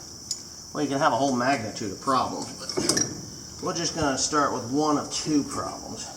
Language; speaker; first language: English; native; English